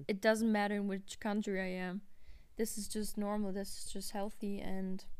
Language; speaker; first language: English; non-native, fluent; German